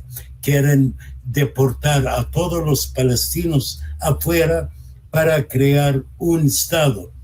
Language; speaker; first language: Spanish; non-native, fluent; Arabic